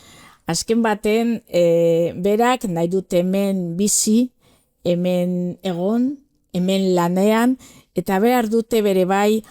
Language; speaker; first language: Basque; non-native, local second language; Spanish